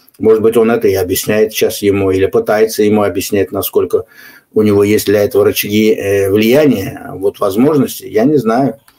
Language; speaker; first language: Russian; non-native, local second language; Azerbaijani